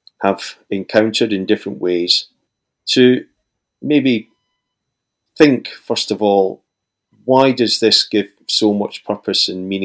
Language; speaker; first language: English; native; English